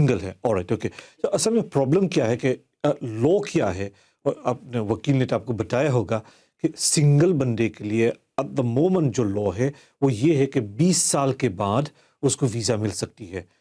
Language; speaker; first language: Hindi; early bilingual, heritage; Hindi